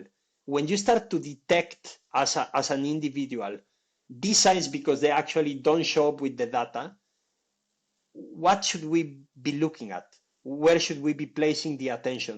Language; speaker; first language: English; non-native, fluent; Spanish